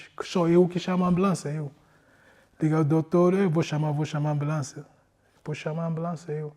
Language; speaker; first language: Portuguese; non-native, learner; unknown